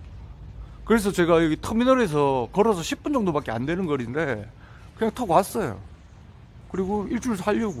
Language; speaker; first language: Korean; native; Korean